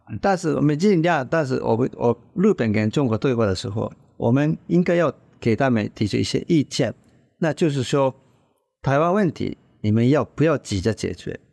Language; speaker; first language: Chinese; non-native, fluent; Japanese